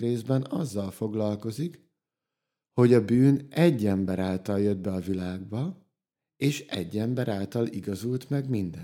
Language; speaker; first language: Hungarian; native; Hungarian